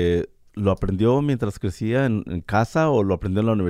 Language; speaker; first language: Spanish; native; Spanish